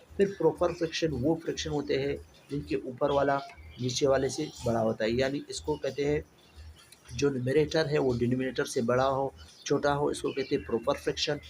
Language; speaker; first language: Urdu; non-native, local second language; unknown